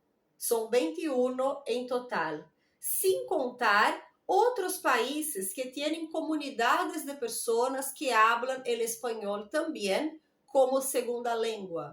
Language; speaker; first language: Spanish; non-native, fluent; Portuguese